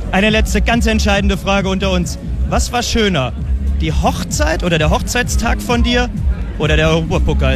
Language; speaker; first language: German; native; German